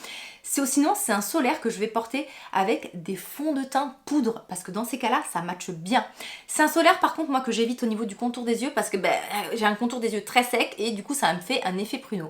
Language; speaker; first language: French; native; French